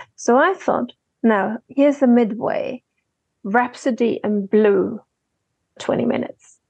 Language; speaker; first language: English; non-native, fluent; German